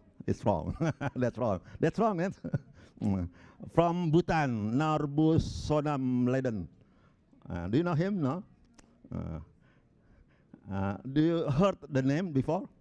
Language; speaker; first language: English; non-native, local second language; Indonesian